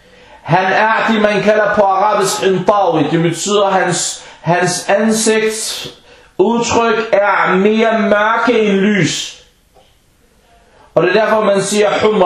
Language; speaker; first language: Danish; non-native, fluent; Arabic